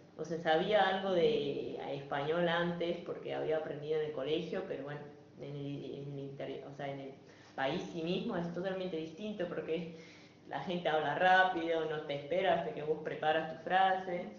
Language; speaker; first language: Spanish; non-native, fluent; German